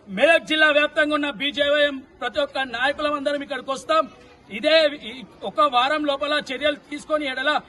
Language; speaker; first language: Telugu; native; Telugu